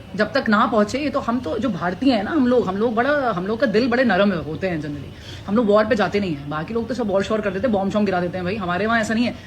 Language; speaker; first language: Hindi; native; Hindi